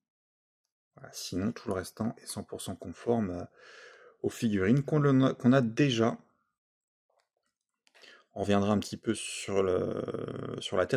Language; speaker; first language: French; native; French